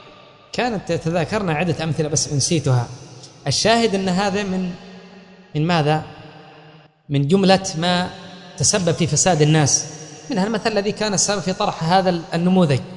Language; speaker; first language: Arabic; native; Arabic